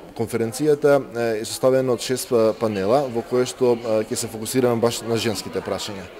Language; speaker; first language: Macedonian; native; Macedonian